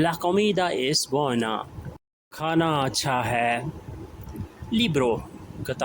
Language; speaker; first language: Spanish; non-native, learner; Urdu